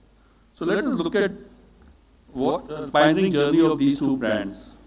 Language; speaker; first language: English; non-native, local second language; Hindi